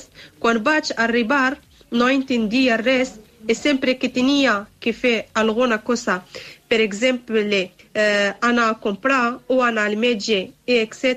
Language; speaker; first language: Catalan; non-native, learner; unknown